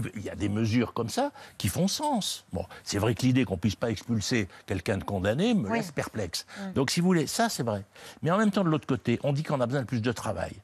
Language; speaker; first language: French; native; French